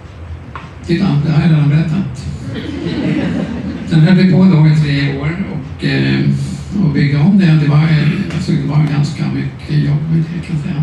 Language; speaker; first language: Swedish; native; Swedish